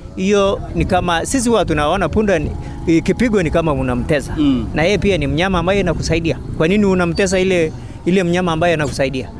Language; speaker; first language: Swahili; non-native, local second language; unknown